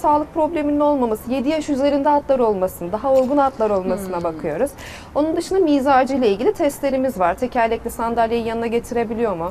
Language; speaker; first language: Turkish; native; Turkish